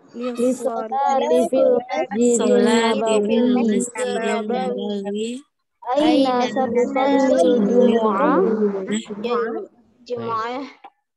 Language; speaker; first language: Arabic; non-native, learner; Indonesian